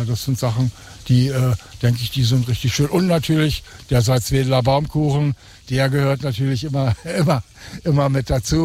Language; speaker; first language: German; native; German